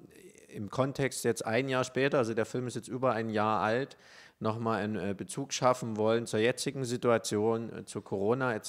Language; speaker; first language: German; native; German